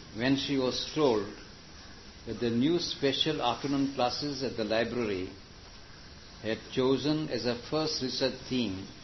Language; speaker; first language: English; non-native, local second language; Gujarati